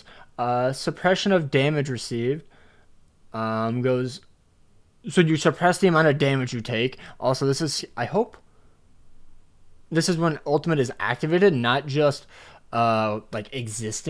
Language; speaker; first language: English; native; English